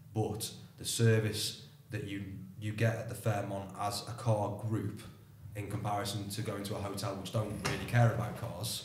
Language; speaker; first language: English; native; English